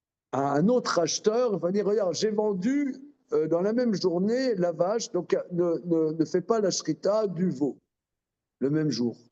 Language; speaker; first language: French; native; French